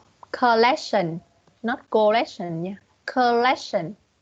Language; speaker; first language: English; non-native, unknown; Vietnamese